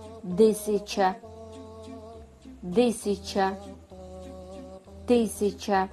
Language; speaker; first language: Russian; non-native, fluent; Kazakh